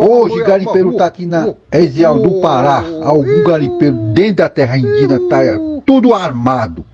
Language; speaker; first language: Portuguese; non-native, local second language; Kayapó